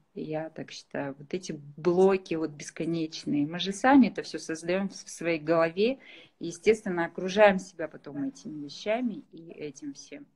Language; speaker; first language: Russian; native; Russian